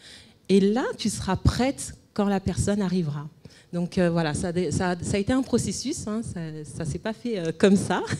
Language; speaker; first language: French; native; French